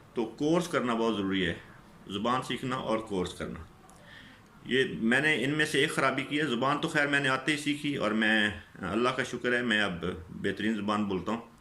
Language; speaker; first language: Urdu; non-native, local second language; Punjabi